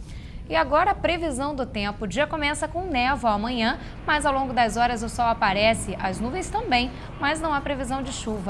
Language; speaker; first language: Portuguese; native; Portuguese